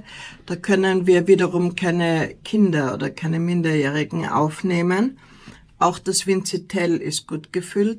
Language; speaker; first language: German; native; German